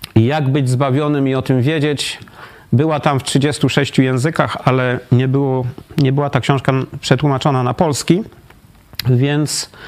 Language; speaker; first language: Polish; native; Polish